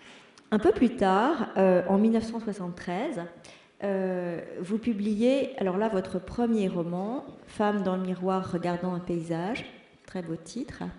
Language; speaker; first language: French; native; French